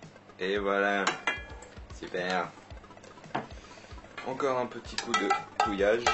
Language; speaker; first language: French; native; French